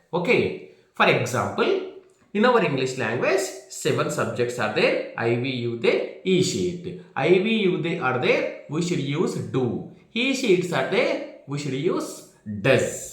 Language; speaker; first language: English; non-native, local second language; Telugu